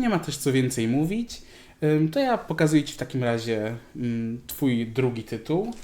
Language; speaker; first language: Polish; native; Polish